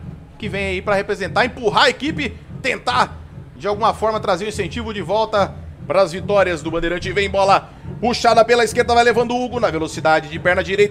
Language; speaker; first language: Portuguese; native; Portuguese